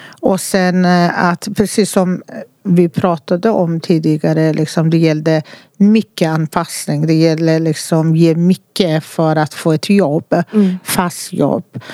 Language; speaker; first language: Swedish; non-native, fluent; Persian